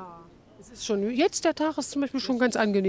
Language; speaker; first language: German; native; German